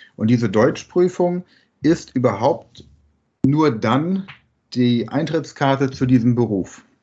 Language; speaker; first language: German; native; German